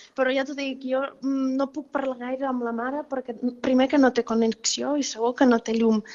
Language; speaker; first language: Catalan; non-native, fluent; Ukrainian